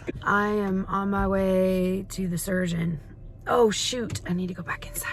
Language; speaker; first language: English; native; English